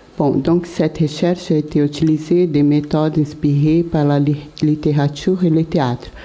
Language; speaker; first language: French; non-native, learner; Portuguese